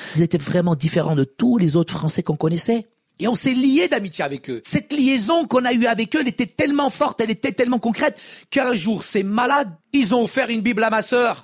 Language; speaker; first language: French; early bilingual, other home language; Arabic